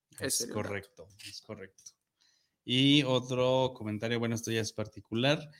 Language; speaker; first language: Spanish; native; Spanish